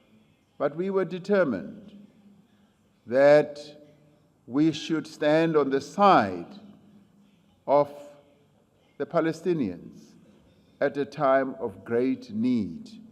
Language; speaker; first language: English; non-native, local second language; Venda